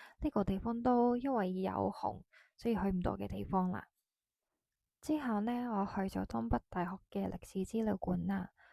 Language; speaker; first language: Cantonese; non-native, fluent; Japanese